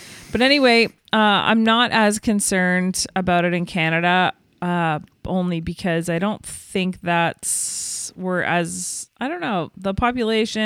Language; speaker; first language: English; native; English